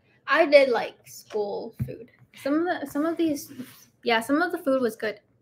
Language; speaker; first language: English; early bilingual, other home language; Spanish